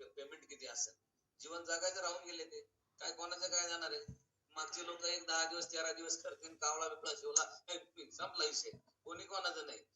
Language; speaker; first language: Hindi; non-native, local second language; Marathi